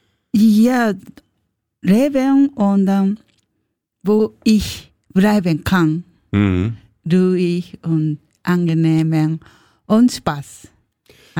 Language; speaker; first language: German; non-native, learner; Japanese